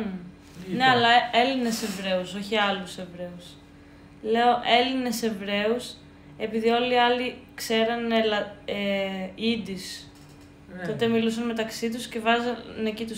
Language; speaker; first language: Greek; early bilingual, heritage; Greek